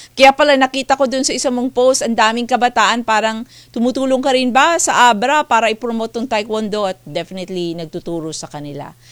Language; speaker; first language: Filipino; native; Filipino